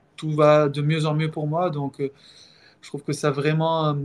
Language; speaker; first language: French; non-native, local second language; Arabic